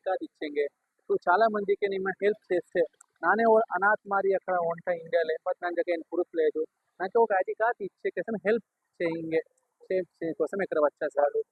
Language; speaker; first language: Telugu; non-native, learner; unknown